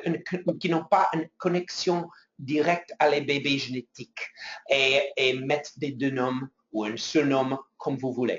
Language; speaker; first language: French; non-native, fluent; English